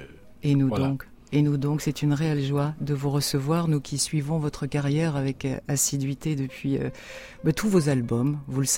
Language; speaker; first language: French; native; French